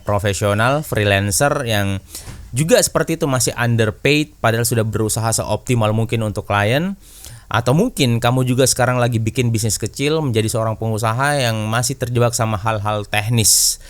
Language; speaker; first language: Indonesian; native; Indonesian